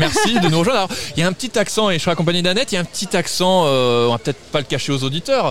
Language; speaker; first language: French; native; French